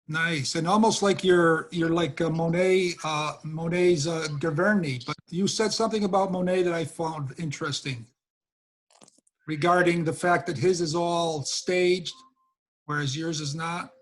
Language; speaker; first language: English; native; English